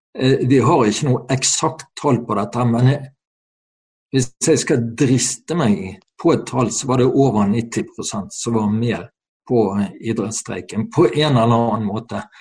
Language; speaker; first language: Norwegian; native; Norwegian